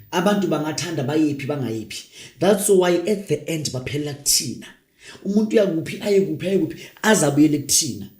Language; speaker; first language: Zulu; non-native, local second language; Northern Sotho